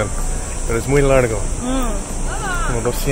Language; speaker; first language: Spanish; non-native, learner; English